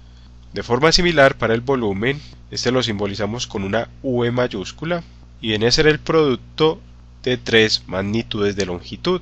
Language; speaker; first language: Spanish; native; Spanish